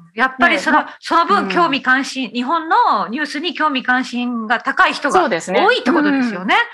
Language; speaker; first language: Japanese; native; Japanese